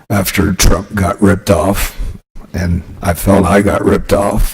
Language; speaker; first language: English; early bilingual, other home language; Spanish